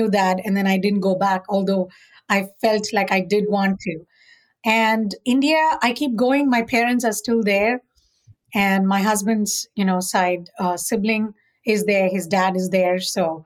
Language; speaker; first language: English; non-native, local second language; Tamil